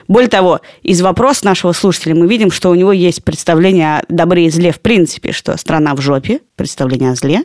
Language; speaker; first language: Russian; native; Russian